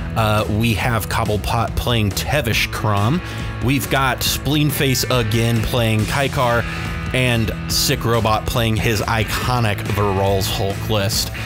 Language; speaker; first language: English; native; English